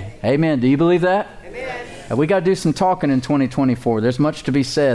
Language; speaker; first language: English; native; English